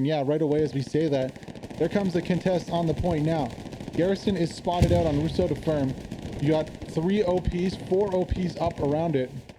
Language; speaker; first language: English; native; English